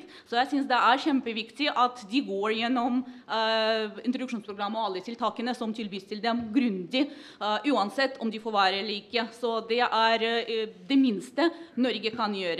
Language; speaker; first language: Norwegian; non-native, fluent; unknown